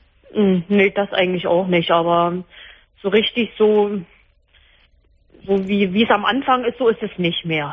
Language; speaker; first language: German; native; German